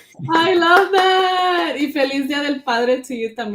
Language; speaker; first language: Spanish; early bilingual, other home language; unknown